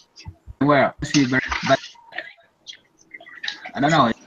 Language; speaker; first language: English; non-native, learner; Spanish